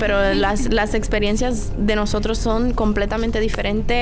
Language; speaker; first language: Spanish; early bilingual, heritage; Spanish